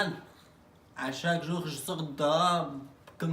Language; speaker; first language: French; non-native, learner; Arabic